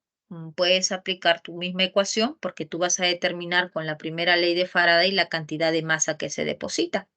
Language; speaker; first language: Spanish; native; Spanish